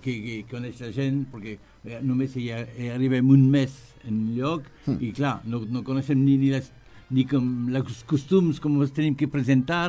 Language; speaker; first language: Catalan; non-native, learner; French